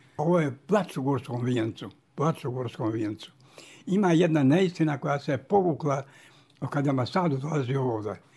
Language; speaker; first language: Serbian; native; Serbian